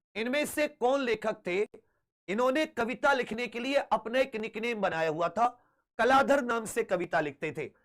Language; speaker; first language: Hindi; native; Hindi